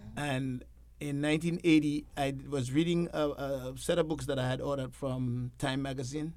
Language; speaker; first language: English; native; English